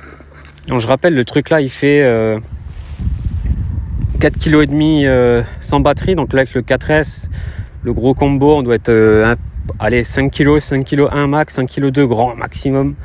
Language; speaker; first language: French; native; French